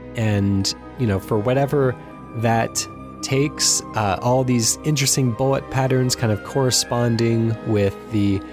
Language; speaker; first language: English; native; English